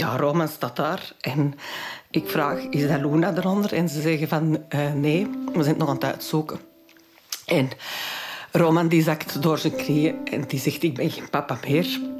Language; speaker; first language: Dutch; non-native, local second language; French